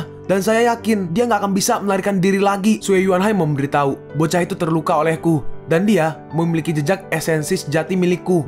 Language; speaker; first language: Indonesian; native; Indonesian